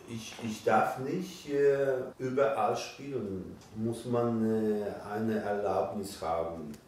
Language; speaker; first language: German; non-native, learner; Polish